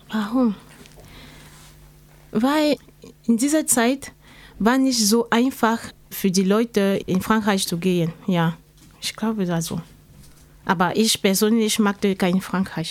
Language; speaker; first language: German; non-native, learner; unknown